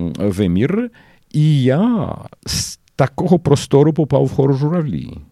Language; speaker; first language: Ukrainian; early bilingual, heritage; Ukrainian